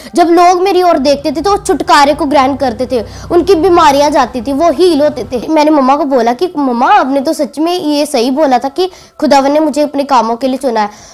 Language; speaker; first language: Hindi; native; Hindi